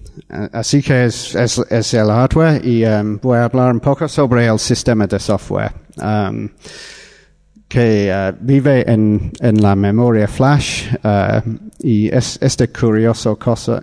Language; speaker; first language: Spanish; non-native, fluent; English